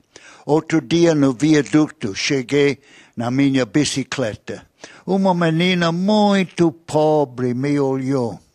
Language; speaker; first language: Portuguese; non-native, fluent; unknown